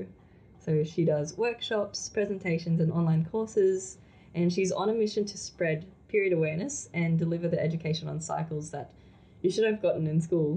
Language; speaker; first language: English; non-native, local second language; Filipino